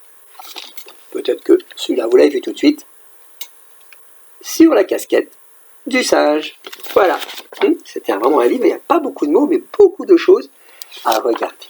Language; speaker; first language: French; native; French